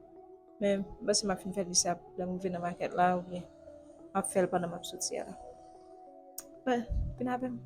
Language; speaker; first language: French; non-native, learner; Haitian Creole